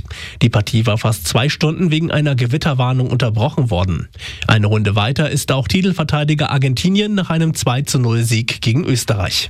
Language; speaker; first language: German; native; German